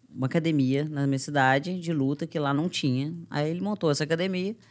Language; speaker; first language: Portuguese; native; Portuguese